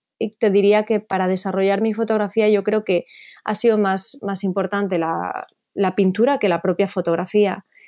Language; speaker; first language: Spanish; native; Spanish